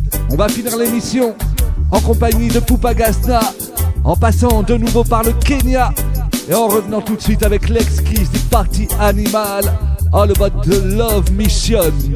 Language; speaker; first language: French; native; French